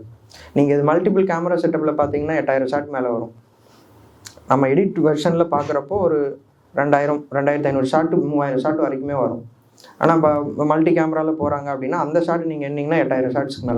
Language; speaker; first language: Tamil; native; Tamil